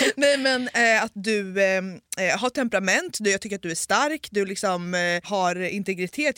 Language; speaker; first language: Swedish; early bilingual, other home language; Italian